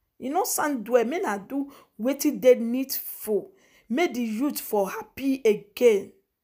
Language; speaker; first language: Nigerian Pidgin; non-native, local second language; Igbo